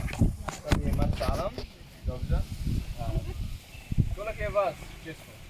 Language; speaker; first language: Czech; non-native, learner; Arabic